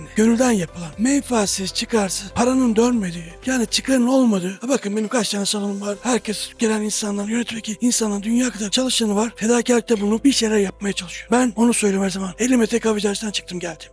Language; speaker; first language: Turkish; native; Turkish